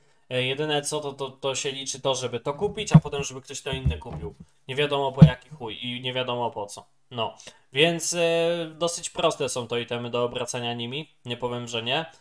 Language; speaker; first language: Polish; native; Polish